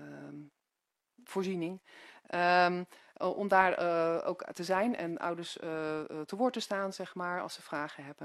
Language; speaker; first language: Dutch; native; Dutch